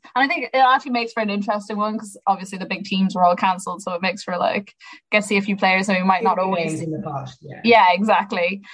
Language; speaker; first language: English; native; English